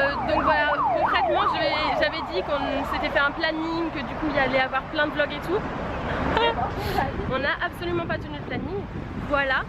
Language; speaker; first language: French; native; French